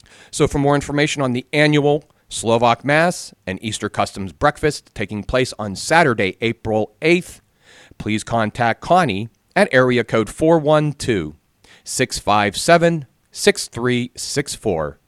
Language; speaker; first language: English; native; English